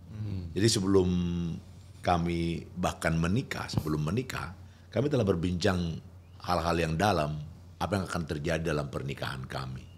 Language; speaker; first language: Indonesian; native; Indonesian